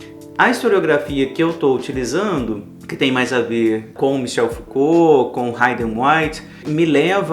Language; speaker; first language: Portuguese; native; Portuguese